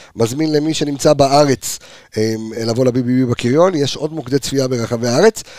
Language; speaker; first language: Hebrew; early bilingual, heritage; Hebrew